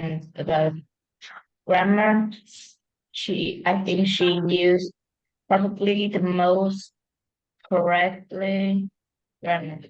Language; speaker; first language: English; non-native, learner; Vietnamese